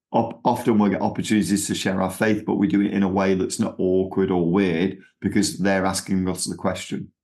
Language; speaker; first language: English; native; English